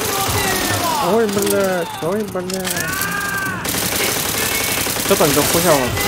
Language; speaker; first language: Russian; native; Russian